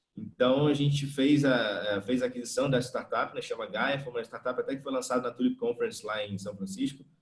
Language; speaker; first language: Portuguese; native; Portuguese